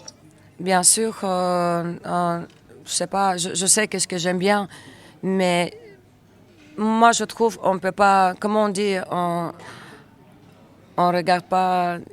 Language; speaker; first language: French; non-native, learner; Russian